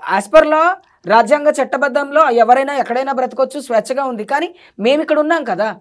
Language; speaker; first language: Telugu; native; Telugu